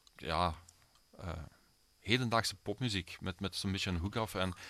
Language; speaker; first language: Dutch; early bilingual, other home language; Swedish